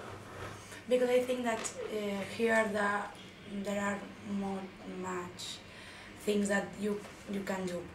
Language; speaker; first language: English; non-native, learner; Spanish